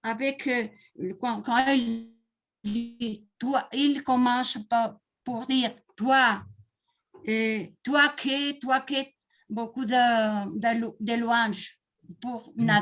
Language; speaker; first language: French; non-native, learner; Spanish